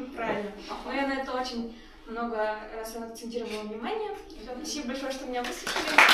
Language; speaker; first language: Russian; native; Russian